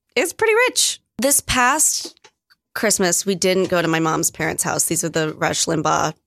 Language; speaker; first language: English; native; English